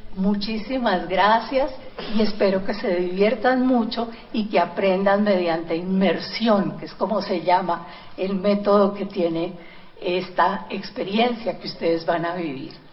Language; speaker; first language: Spanish; native; Spanish